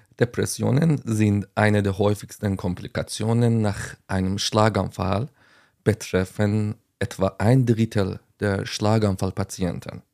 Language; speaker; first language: German; non-native, fluent; Azerbaijani